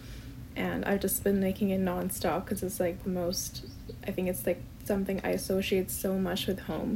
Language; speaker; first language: English; non-native, local second language; Urdu